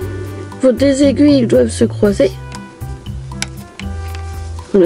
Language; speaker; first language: French; native; French